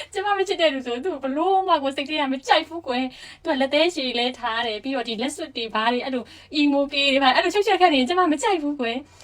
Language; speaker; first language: Burmese; native; Burmese